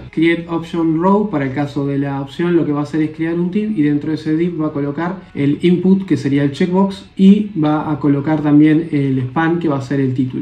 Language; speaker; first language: Spanish; native; Spanish